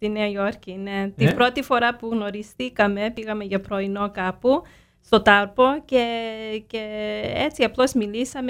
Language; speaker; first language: Greek; early bilingual, heritage; Greek